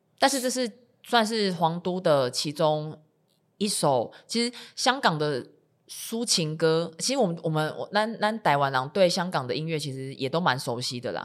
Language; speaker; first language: Chinese; native; Chinese